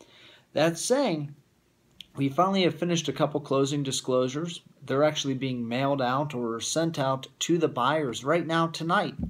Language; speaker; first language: English; native; English